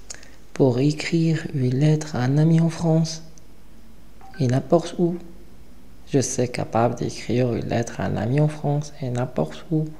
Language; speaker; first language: French; non-native, local second language; Arabic